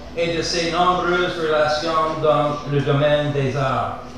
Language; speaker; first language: French; non-native, fluent; English